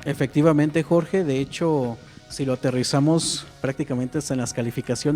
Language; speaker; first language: Spanish; native; Spanish